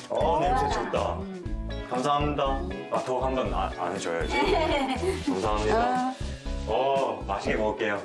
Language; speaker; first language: Korean; non-native, fluent; English